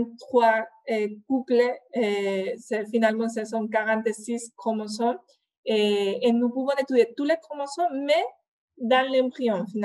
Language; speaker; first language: French; non-native, fluent; Spanish